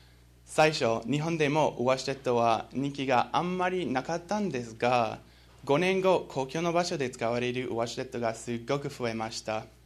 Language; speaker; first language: Japanese; non-native, learner; English